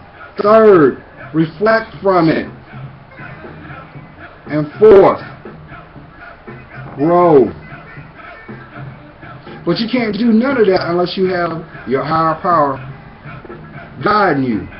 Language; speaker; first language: English; native; English